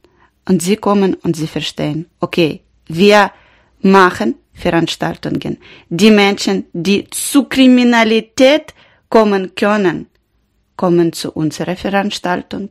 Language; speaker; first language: German; non-native, learner; Ukrainian